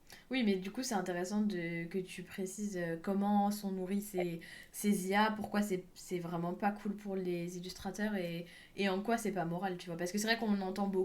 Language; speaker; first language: French; native; French